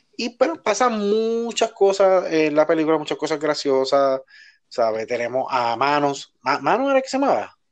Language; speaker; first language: Spanish; native; Spanish